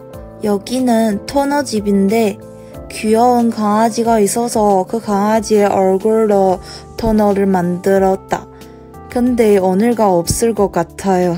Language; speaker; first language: Korean; non-native, learner; Chinese